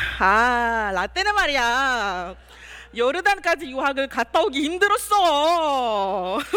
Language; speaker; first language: Korean; non-native, fluent; Malay